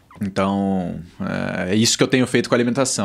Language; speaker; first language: Portuguese; native; Portuguese